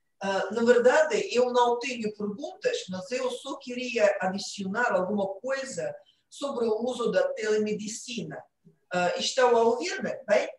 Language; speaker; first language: Portuguese; non-native, fluent; Russian